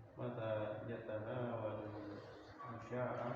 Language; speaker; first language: Arabic; non-native, learner; Indonesian